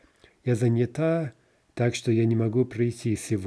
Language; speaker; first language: Russian; non-native, fluent; English